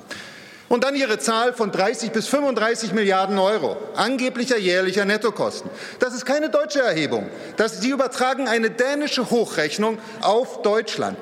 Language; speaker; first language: German; native; German